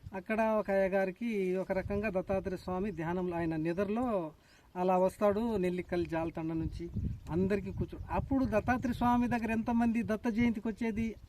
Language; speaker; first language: Telugu; non-native, local second language; Lambadi